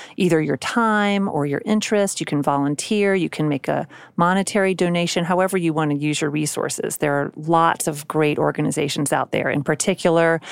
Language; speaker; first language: English; native; English